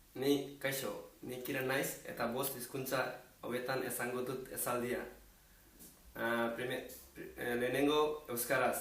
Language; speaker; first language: Basque; non-native, learner; Nepali